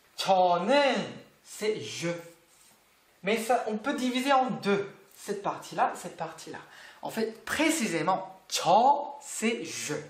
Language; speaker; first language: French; non-native, fluent; Korean